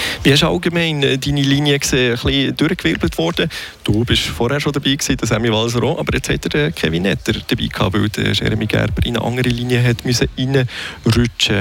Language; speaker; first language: German; native; German